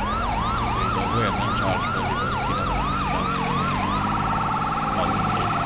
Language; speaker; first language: English; native; English